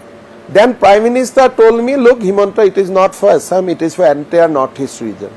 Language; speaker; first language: English; non-native, local second language; Assamese